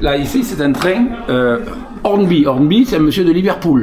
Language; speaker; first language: French; native; French